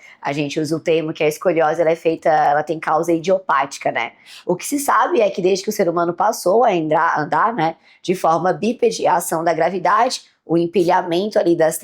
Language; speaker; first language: Portuguese; native; Portuguese